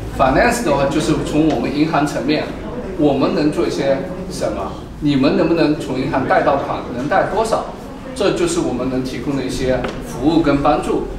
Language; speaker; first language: Chinese; native; Chinese